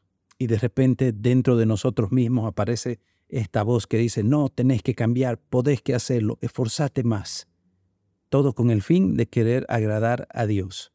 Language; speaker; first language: Spanish; native; Spanish